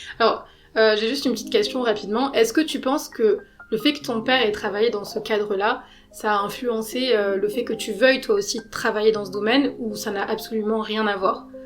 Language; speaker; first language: French; native; French